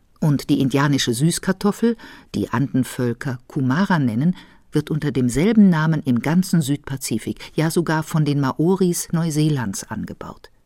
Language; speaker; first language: German; native; German